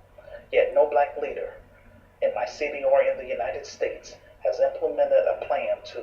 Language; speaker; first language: English; native; English